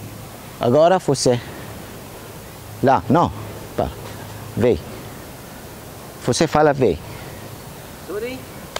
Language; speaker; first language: Portuguese; non-native, learner; Arabic